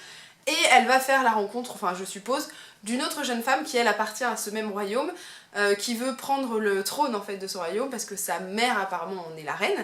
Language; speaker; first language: French; native; French